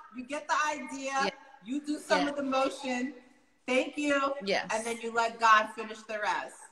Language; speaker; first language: English; native; English